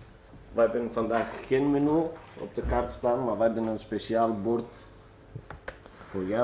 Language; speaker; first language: Dutch; non-native, learner; Greek